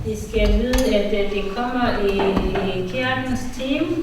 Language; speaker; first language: Danish; non-native, learner; Kinyarwanda